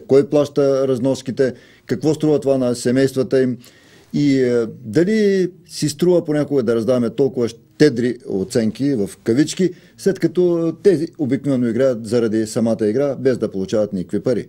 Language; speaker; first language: Bulgarian; native; Bulgarian